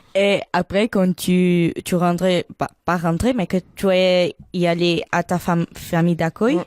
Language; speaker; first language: French; non-native, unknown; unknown